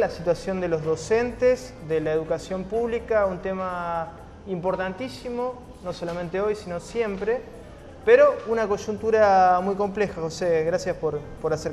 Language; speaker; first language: Spanish; native; Spanish